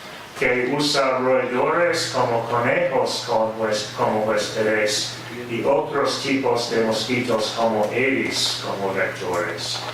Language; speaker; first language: Spanish; non-native, fluent; English